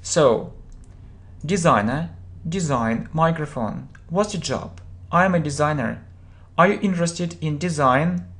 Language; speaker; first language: English; non-native, fluent; Russian